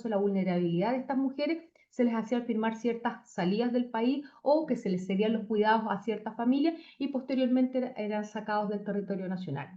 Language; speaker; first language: Spanish; native; Spanish